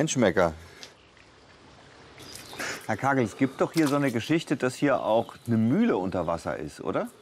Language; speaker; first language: German; native; German